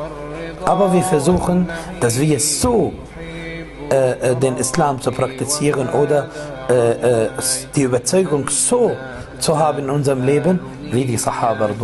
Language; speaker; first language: German; non-native, fluent; Arabic